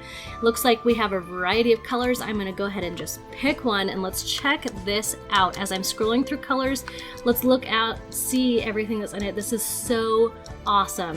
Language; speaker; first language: English; native; English